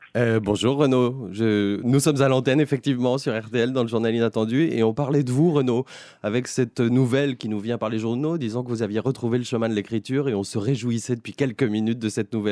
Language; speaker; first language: French; native; French